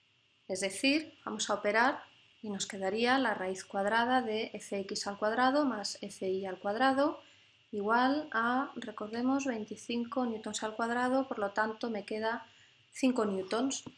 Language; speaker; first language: Spanish; native; Spanish